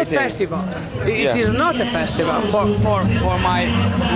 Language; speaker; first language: English; non-native, learner; Hungarian